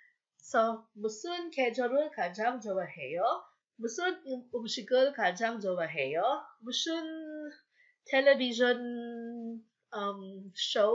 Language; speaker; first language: Korean; non-native, fluent; Filipino